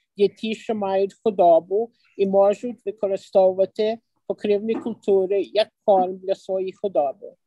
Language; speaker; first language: Ukrainian; early bilingual, other home language; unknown